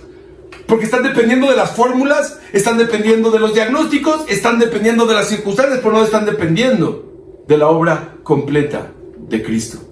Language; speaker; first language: Spanish; native; Spanish